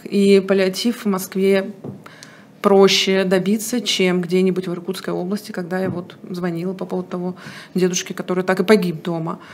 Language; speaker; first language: Russian; native; Russian